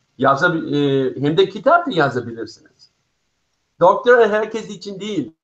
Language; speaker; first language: Turkish; non-native, fluent; English